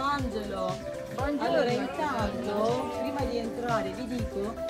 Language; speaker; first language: Italian; native; Italian